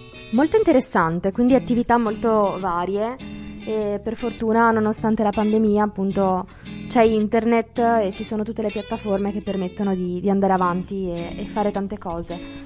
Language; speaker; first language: Italian; native; Italian